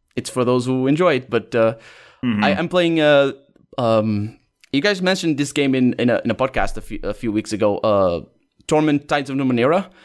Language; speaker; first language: English; non-native, fluent; Portuguese